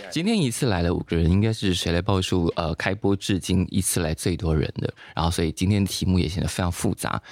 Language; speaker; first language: Chinese; native; Chinese